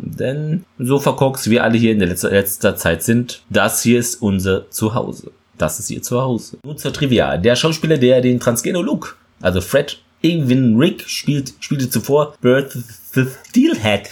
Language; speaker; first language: German; native; German